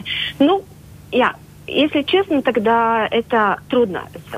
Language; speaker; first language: Russian; non-native, local second language; Latvian